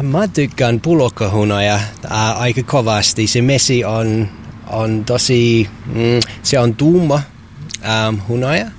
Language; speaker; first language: Finnish; non-native, learner; English